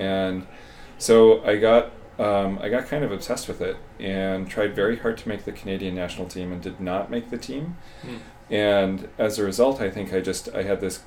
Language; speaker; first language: English; native; English